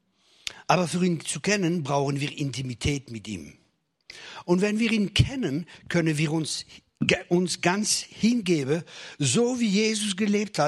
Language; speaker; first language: German; non-native, fluent; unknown